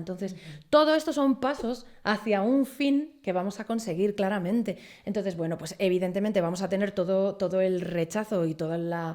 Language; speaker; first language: Spanish; native; Spanish